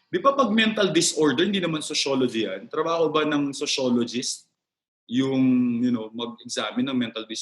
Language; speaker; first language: Filipino; native; Filipino